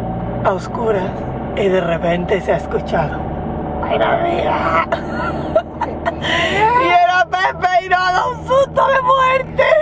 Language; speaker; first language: Spanish; native; Spanish